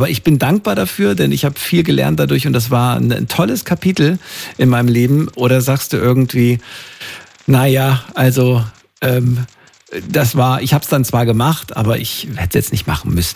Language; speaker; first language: German; native; German